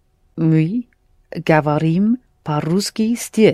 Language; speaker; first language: Russian; non-native, learner; English